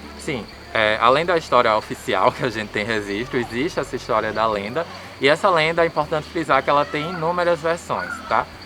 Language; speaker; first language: Portuguese; native; Portuguese